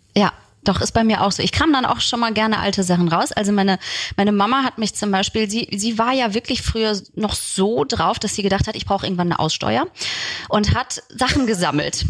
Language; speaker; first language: German; early bilingual, other home language; Turkish